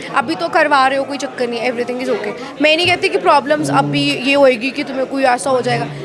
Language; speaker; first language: Hindi; native; Hindi